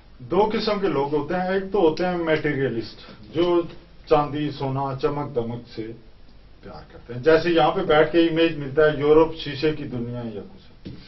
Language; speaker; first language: Urdu; early bilingual, heritage; Urdu